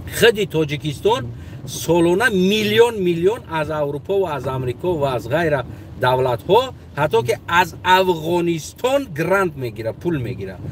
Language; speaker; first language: Tajik; non-native, local second language; Uzbek